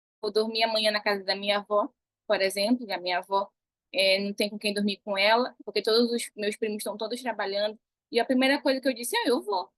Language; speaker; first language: Portuguese; native; Portuguese